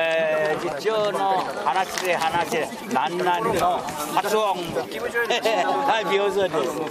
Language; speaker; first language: Japanese; non-native, learner; Chinese